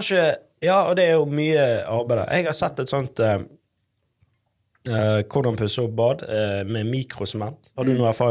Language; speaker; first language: Norwegian; native; Norwegian